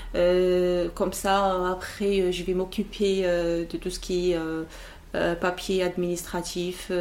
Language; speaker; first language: French; non-native, local second language; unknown